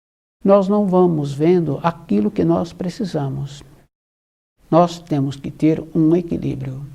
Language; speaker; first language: Portuguese; native; Portuguese